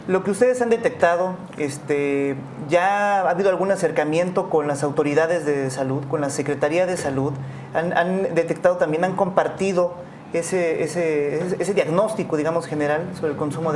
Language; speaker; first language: Spanish; native; Spanish